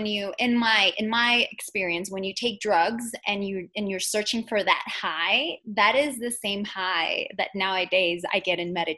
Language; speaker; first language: English; native; English